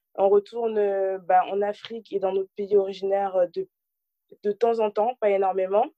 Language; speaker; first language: French; native; French